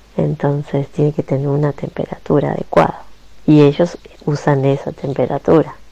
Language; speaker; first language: Spanish; native; Spanish